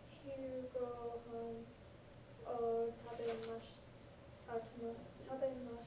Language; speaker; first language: Japanese; non-native, learner; English